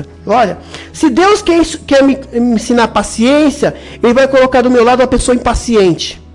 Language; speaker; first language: Portuguese; native; Portuguese